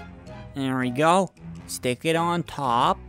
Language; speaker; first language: English; native; English